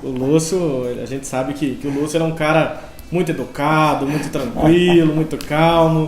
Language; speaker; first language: Portuguese; native; Portuguese